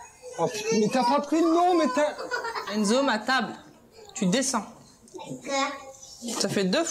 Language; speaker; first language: French; native; French